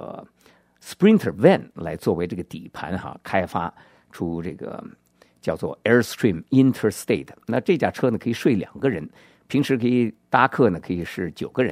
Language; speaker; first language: Chinese; native; Chinese